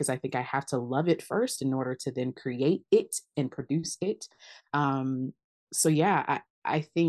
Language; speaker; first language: English; early bilingual, other home language; Akan